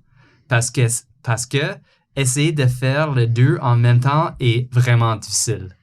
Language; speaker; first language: French; non-native, fluent; English